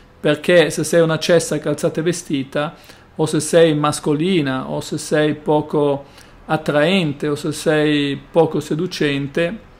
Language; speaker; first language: Italian; native; Italian